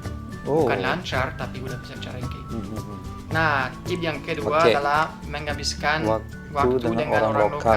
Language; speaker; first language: Indonesian; non-native, fluent; French